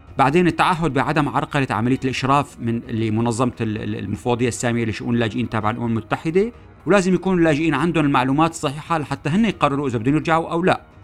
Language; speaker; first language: Arabic; native; Arabic